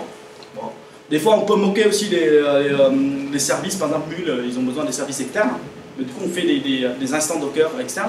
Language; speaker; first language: French; native; French